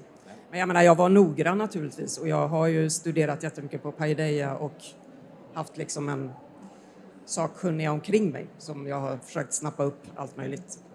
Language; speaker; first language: Swedish; native; Swedish